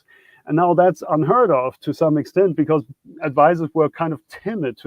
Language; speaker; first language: English; non-native, fluent; German